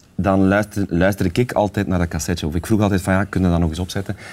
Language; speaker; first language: Dutch; native; Dutch